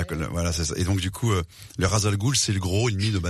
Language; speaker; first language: French; native; French